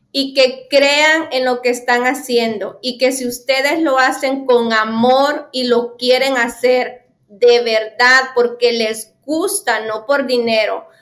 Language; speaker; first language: Spanish; native; Spanish